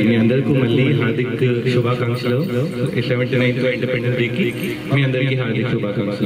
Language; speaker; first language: Telugu; non-native, fluent; Hindi